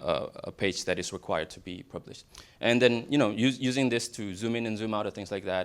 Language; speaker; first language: English; non-native, fluent; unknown